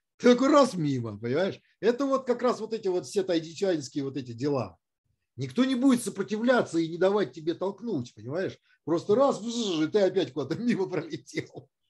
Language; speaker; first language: Russian; native; Russian